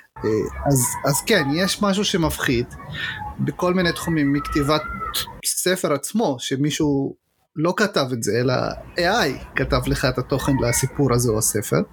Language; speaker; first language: Hebrew; native; Hebrew